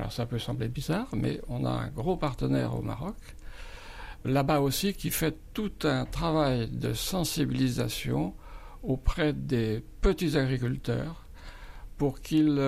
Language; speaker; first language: French; native; French